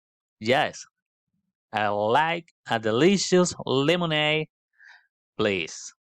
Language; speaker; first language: English; non-native, learner; Spanish